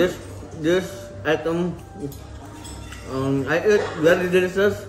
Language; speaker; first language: English; non-native, learner; Malay